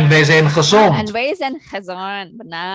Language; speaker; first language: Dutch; non-native, learner; Indonesian